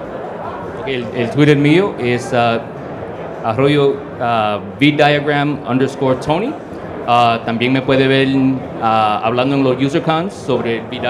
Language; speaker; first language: Spanish; early bilingual, heritage; Spanish